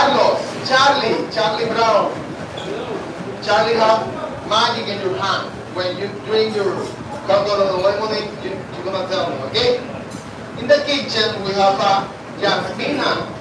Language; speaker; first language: English; non-native, learner; Spanish